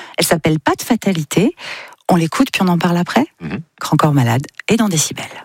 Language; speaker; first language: French; native; French